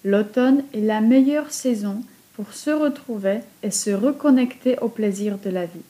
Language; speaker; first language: French; non-native, fluent; Polish